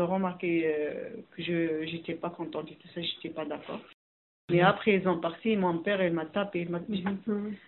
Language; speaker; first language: French; non-native, learner; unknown